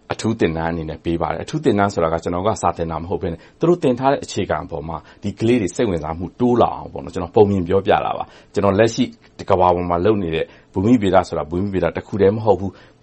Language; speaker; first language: Burmese; native; Burmese